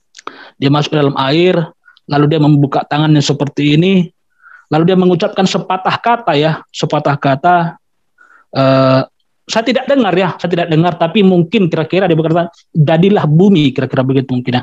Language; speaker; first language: Indonesian; native; Indonesian